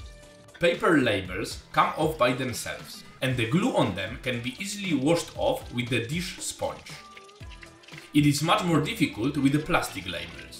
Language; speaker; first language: English; non-native, fluent; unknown